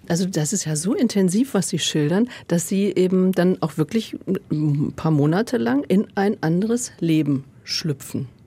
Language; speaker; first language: German; native; German